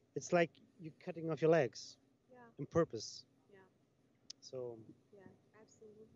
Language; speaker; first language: English; non-native, fluent; Italian